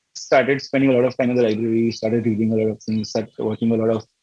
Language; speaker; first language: English; non-native, local second language; Gujarati